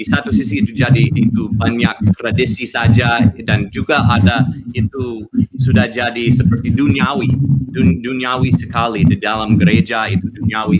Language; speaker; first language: Indonesian; non-native, learner; English